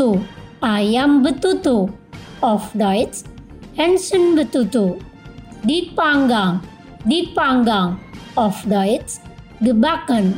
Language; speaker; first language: German; non-native, local second language; Indonesian